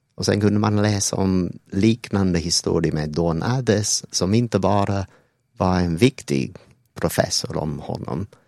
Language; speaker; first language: Swedish; non-native, fluent; English